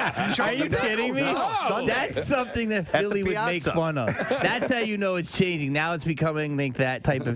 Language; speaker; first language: English; native; English